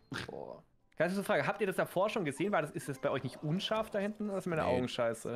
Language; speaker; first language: German; native; German